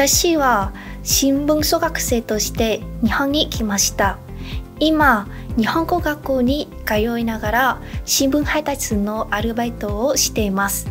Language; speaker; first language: Japanese; non-native, learner; Vietnamese